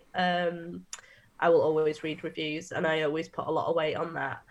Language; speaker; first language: English; native; English